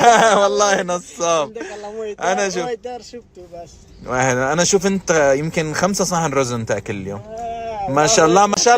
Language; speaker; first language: Arabic; native; Arabic